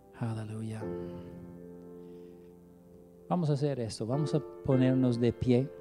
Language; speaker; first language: Spanish; non-native, fluent; English